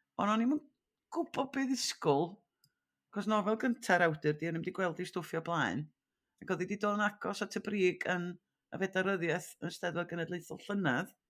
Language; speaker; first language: Welsh; native; Welsh